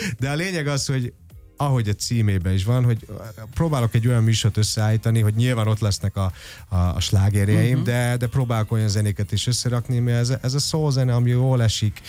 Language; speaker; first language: Hungarian; early bilingual, heritage; Hungarian